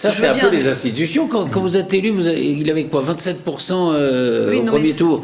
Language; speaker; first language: French; native; French